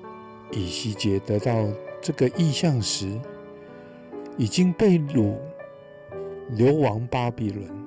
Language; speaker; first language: Chinese; native; Chinese